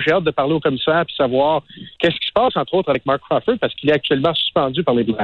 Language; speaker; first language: French; native; French